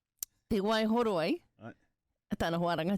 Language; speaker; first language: Māori; non-native, local second language; English